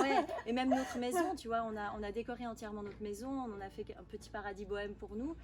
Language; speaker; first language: French; native; French